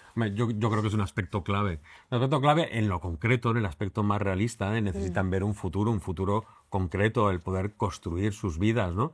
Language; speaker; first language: Spanish; native; Spanish